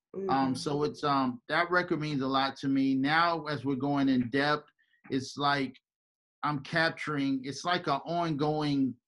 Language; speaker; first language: English; native; English